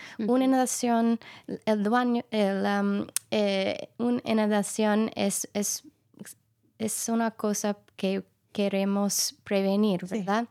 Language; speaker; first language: Spanish; non-native, learner; English